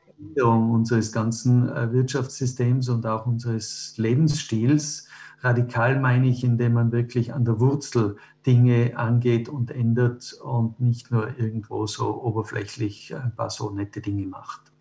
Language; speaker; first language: German; native; German